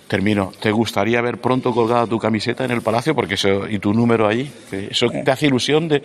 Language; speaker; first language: Spanish; native; Spanish